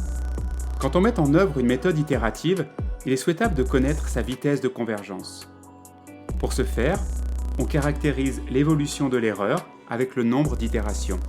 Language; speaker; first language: French; native; French